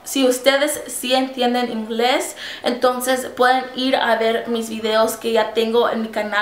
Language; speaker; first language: Spanish; early bilingual, heritage; Spanish